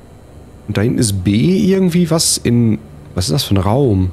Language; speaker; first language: German; native; German